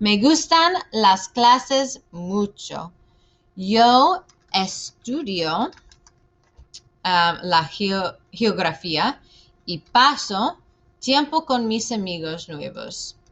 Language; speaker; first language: Spanish; non-native, fluent; English